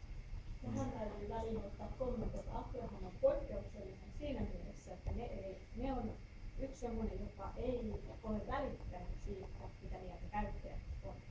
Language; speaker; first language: Finnish; native; Finnish